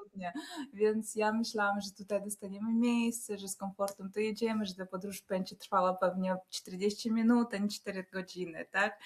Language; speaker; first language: Polish; non-native, fluent; Russian